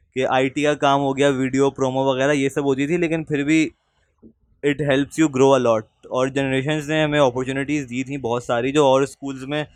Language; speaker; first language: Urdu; native; Urdu